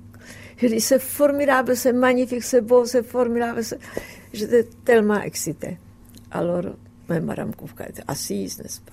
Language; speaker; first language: French; non-native, fluent; Czech